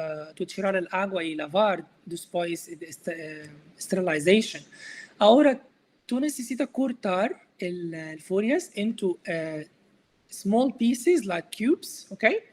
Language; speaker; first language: Portuguese; non-native, learner; Arabic